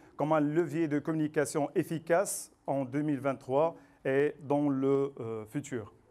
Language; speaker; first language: French; non-native, local second language; Arabic